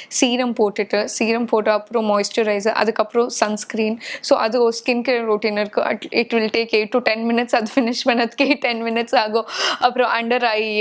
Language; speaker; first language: Tamil; non-native, local second language; Hindi